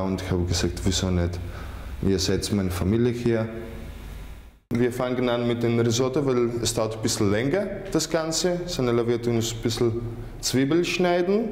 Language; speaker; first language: German; non-native, fluent; Greek